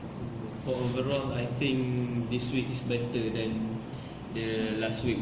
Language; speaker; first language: English; non-native, local second language; Malay